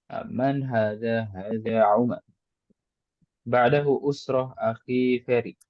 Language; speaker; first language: Arabic; non-native, fluent; Indonesian